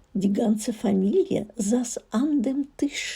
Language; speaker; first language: German; non-native, fluent; Ukrainian